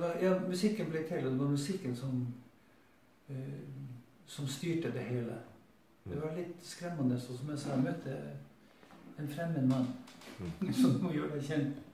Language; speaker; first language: Norwegian; native; Norwegian